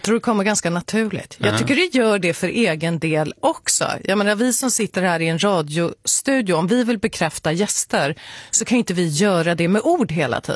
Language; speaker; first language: Swedish; native; Swedish